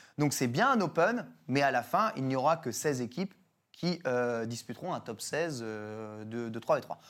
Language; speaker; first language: French; native; French